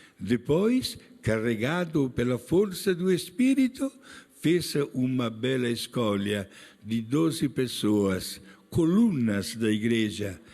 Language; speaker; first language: Portuguese; non-native, fluent; Italian